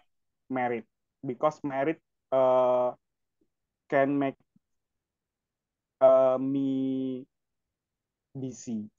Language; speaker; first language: English; non-native, learner; Indonesian